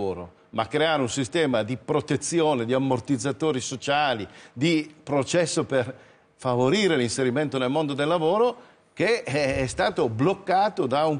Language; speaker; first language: Italian; native; Italian